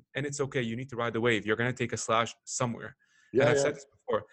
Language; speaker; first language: English; non-native, fluent; Arabic